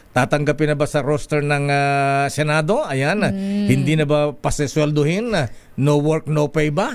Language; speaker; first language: Filipino; non-native, local second language; Iloko